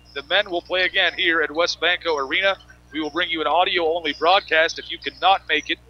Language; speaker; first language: English; native; English